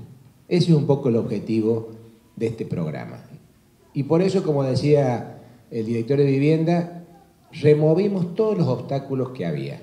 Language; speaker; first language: Spanish; native; Spanish